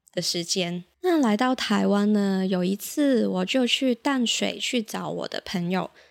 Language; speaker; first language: Chinese; non-native, local second language; Cantonese